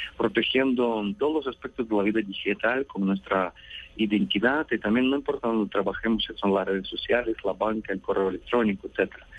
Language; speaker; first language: Spanish; non-native, fluent; Russian